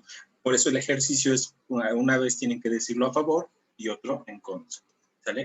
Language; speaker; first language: Spanish; native; Spanish